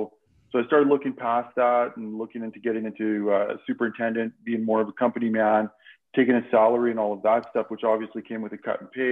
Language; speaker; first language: English; native; English